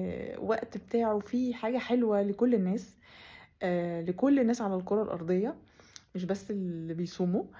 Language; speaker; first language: Arabic; native; Arabic